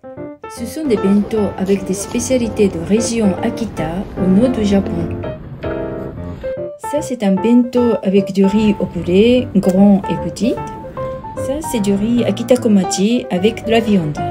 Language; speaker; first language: French; non-native, fluent; Japanese